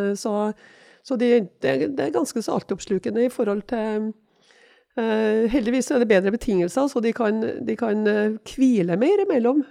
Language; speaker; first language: Norwegian; native; Norwegian